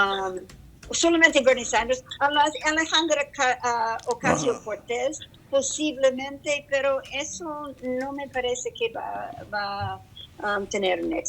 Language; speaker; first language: Spanish; non-native, learner; English